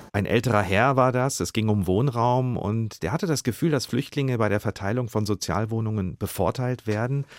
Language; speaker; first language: German; native; German